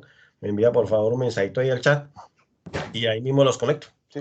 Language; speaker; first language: Spanish; native; Spanish